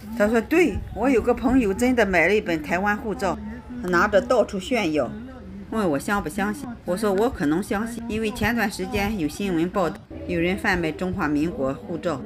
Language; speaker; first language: Chinese; native; Chinese